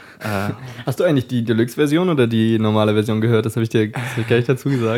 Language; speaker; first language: German; native; German